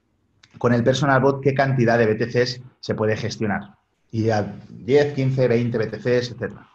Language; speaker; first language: Spanish; native; Spanish